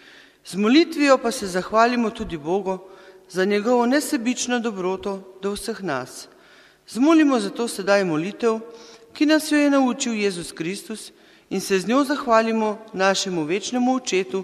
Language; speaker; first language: Slovenian; native; Slovenian